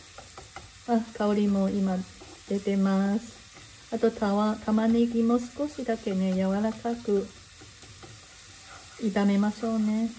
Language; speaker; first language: Japanese; non-native, learner; Chinese